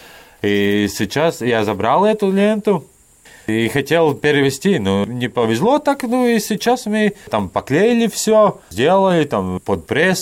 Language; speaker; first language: Russian; non-native, learner; Latvian